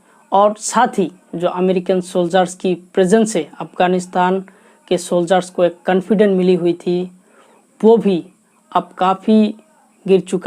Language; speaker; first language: Hindi; non-native, local second language; Assamese